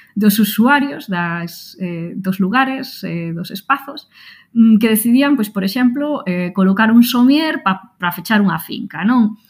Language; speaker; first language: Galician; non-native, local second language; Spanish